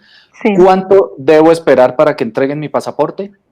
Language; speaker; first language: Spanish; native; Spanish